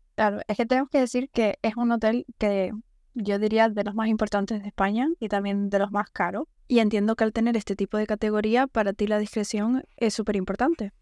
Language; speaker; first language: Spanish; native; Spanish